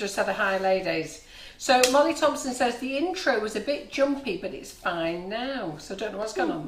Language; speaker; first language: English; native; English